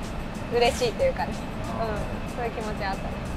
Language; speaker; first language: Japanese; native; Japanese